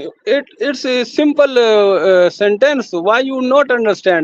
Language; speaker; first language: English; non-native, learner; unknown